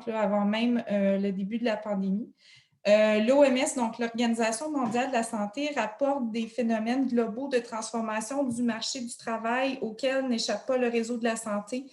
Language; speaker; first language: French; native; French